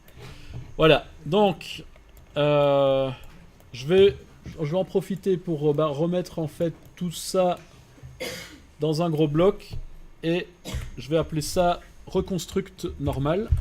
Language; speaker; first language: French; native; French